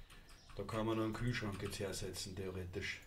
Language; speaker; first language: German; native; German